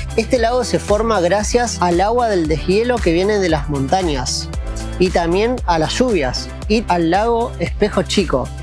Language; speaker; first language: Spanish; native; Spanish